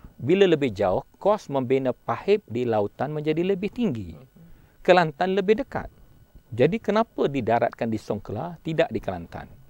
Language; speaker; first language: Malay; native; Malay